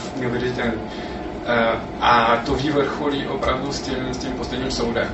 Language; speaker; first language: Czech; non-native, fluent; French